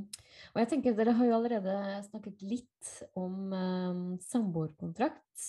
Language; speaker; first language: Norwegian; non-native, fluent; Spanish